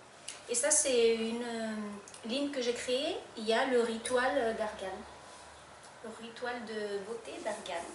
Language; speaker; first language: French; non-native, fluent; Spanish